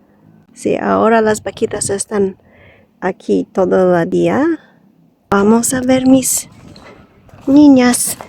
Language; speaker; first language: Spanish; non-native, learner; English